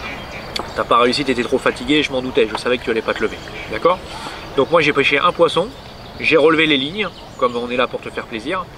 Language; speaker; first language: French; native; French